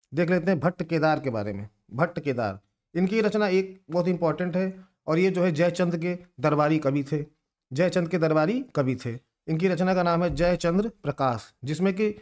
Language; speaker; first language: Hindi; native; Hindi